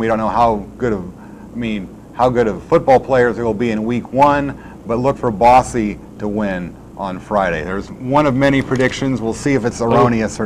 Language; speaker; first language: English; native; English